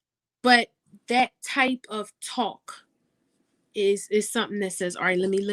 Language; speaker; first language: English; native; English